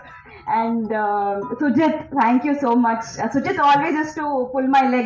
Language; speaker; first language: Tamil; non-native, learner; Telugu